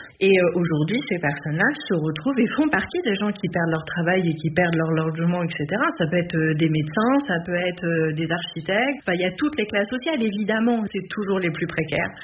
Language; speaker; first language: French; native; French